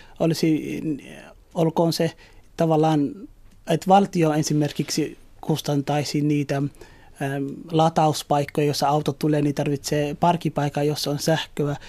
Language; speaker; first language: Finnish; early bilingual, other home language; Somali